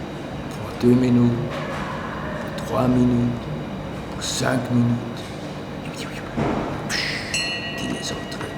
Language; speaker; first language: French; non-native, learner; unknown